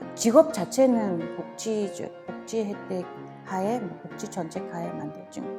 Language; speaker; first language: Korean; non-native, fluent; Mongolian